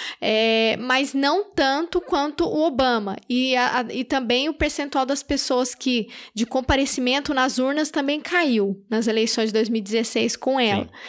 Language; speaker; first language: Portuguese; native; Portuguese